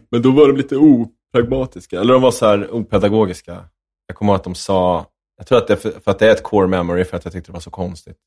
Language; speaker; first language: Swedish; native; Swedish